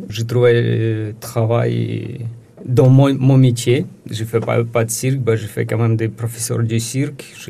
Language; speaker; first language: French; non-native, learner; Ukrainian